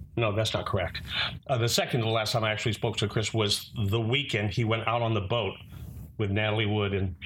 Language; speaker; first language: English; native; English